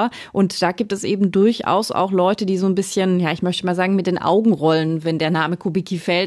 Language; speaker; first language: German; native; German